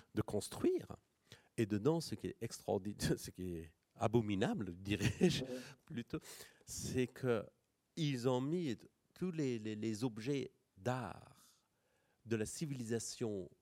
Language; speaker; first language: French; non-native, fluent; Persian